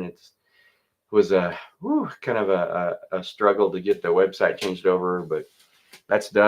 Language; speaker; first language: English; native; English